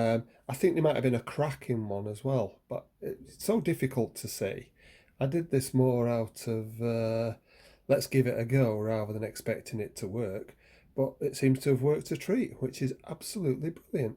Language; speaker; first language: English; native; English